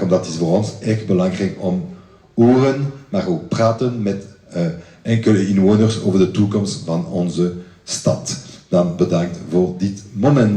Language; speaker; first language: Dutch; non-native, learner; French